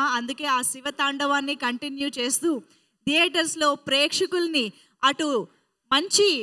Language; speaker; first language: Telugu; native; Telugu